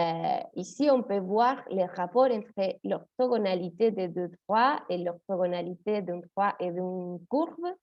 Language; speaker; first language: French; non-native, fluent; Spanish